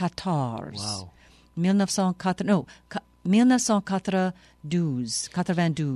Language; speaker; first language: French; non-native, local second language; English